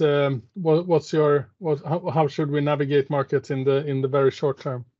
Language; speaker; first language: English; non-native, fluent; Swedish